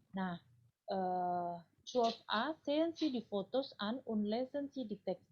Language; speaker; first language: German; non-native, learner; Indonesian